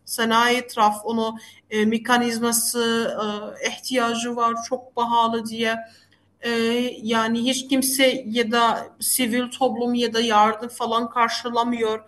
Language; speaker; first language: Turkish; non-native, fluent; Arabic